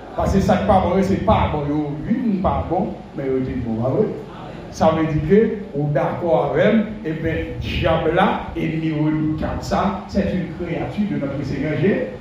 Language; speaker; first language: French; non-native, local second language; Haitian Creole